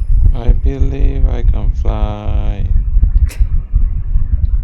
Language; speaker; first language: English; non-native, learner; Spanish